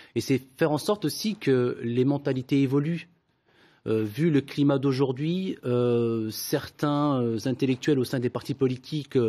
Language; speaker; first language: French; native; French